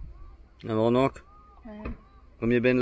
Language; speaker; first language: French; native; French